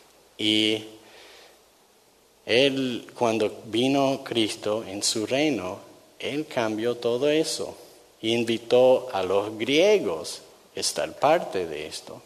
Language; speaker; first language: Spanish; non-native, fluent; English